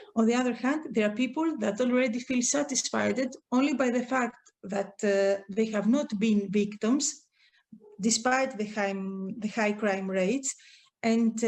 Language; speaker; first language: English; non-native, fluent; Greek